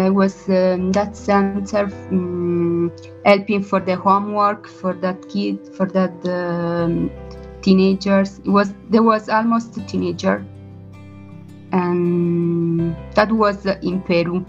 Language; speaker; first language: English; non-native, learner; Italian